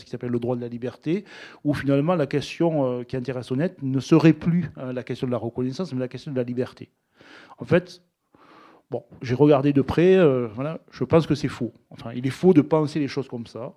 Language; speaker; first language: French; native; French